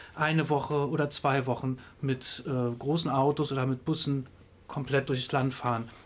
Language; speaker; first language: German; native; German